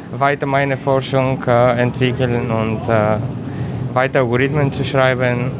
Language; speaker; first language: German; non-native, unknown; Bulgarian